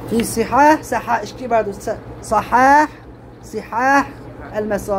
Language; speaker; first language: Arabic; non-native, fluent; Uyghur